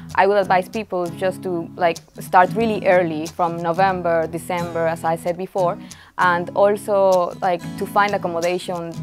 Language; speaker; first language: English; non-native, fluent; Spanish